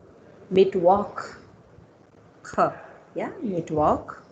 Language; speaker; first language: German; non-native, fluent; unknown